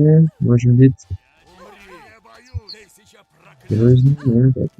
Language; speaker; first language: Russian; non-native, learner; English